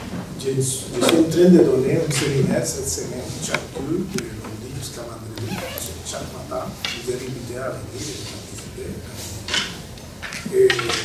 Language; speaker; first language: French; non-native, fluent; Spanish